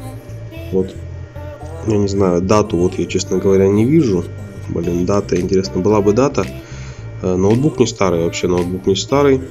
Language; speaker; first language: Russian; native; Russian